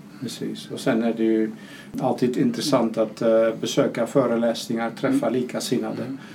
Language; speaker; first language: Swedish; non-native, fluent; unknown